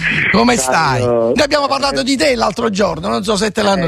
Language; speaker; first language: Italian; native; Italian